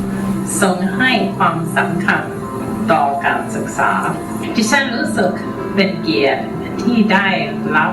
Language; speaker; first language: Thai; non-native, fluent; English